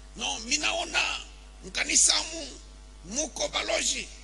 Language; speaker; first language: French; non-native, local second language; Swahili